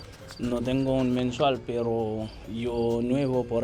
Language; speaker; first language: Spanish; non-native, learner; Haitian Creole